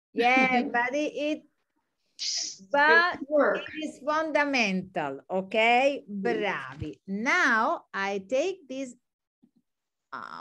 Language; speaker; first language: English; non-native, fluent; Italian